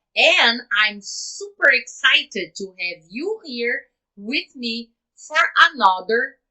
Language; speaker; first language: English; non-native, fluent; Portuguese